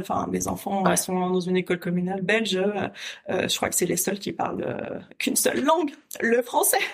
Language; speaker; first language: French; native; French